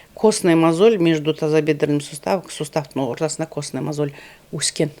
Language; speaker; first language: Russian; non-native, local second language; Kazakh